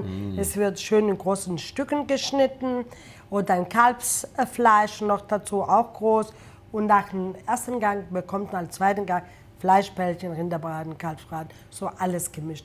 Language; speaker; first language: German; non-native, fluent; Italian